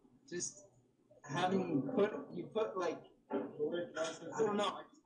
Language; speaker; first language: English; native; English